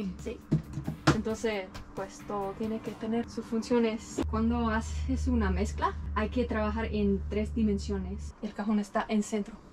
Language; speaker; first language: Spanish; non-native, fluent; English